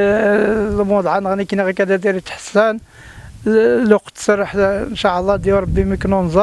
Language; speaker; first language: Arabic; non-native, local second language; Tachelhit